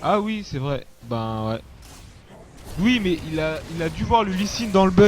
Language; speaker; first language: French; native; French